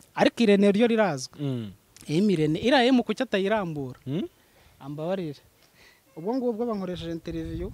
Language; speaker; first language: Kinyarwanda; native; Kinyarwanda